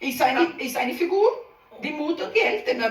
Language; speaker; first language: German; non-native, learner; Portuguese